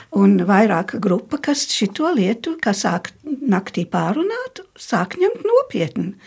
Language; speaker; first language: Latvian; early bilingual, heritage; Latvian